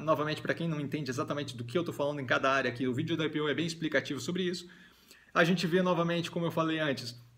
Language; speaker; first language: Portuguese; native; Portuguese